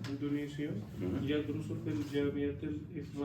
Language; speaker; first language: Arabic; non-native, learner; Urdu